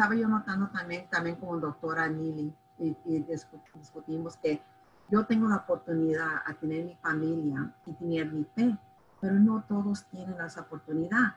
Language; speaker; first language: Spanish; early bilingual, heritage; Spanish